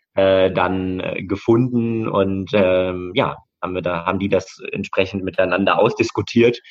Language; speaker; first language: German; native; German